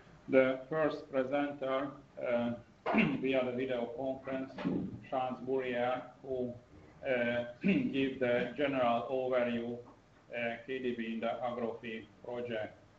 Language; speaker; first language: English; non-native, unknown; Hungarian